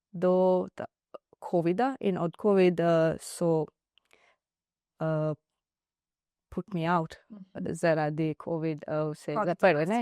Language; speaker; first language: Slovenian; non-native, learner; Divehi